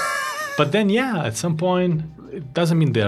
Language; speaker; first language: English; non-native, fluent; Italian